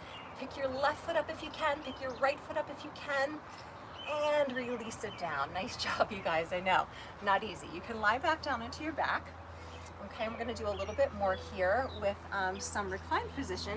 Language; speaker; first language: English; native; English